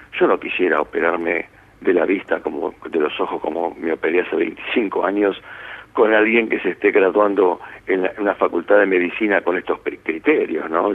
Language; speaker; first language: Spanish; early bilingual, other home language; Italian